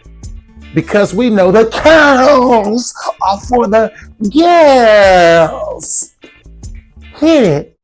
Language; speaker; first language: English; native; English